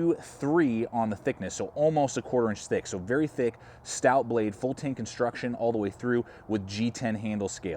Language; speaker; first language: English; native; English